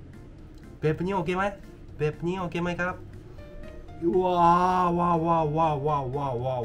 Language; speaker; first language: Thai; non-native, learner; Japanese